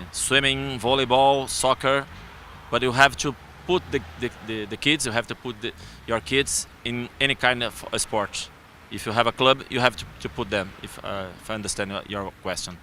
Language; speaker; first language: English; non-native, learner; Portuguese